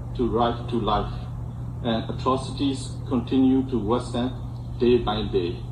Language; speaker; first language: English; non-native, fluent; Burmese